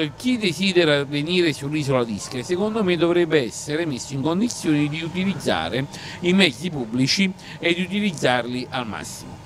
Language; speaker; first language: Italian; native; Italian